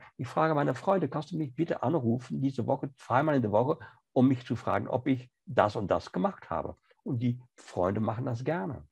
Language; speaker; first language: German; non-native, fluent; French